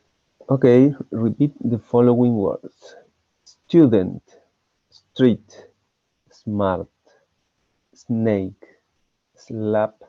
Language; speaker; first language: English; non-native, learner; Spanish